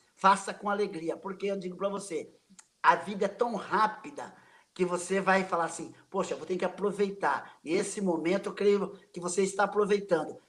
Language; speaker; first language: Portuguese; native; Portuguese